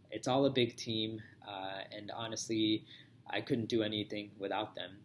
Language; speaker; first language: English; native; English